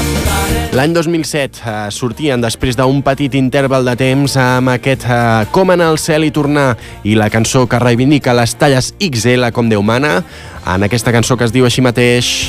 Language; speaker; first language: Catalan; native; Catalan